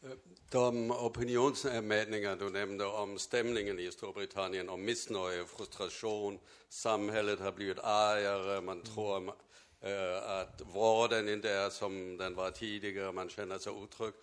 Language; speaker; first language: Swedish; non-native, fluent; German